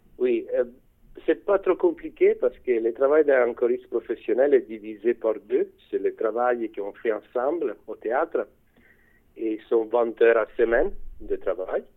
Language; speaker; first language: French; non-native, fluent; Italian